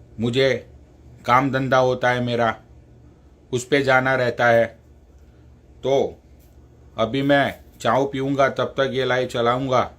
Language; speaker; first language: Hindi; native; Hindi